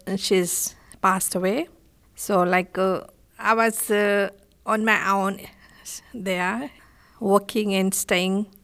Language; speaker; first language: English; non-native, fluent; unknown